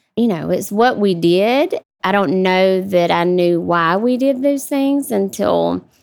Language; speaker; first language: English; native; English